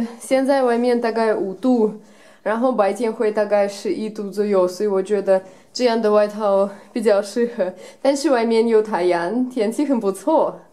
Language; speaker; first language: Chinese; non-native, fluent; Russian